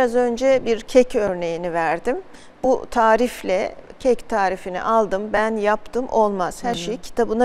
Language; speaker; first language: Turkish; native; Turkish